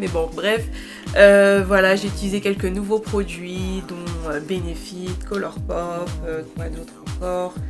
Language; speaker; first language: French; native; French